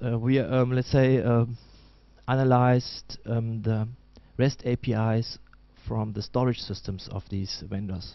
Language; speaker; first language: English; non-native, fluent; German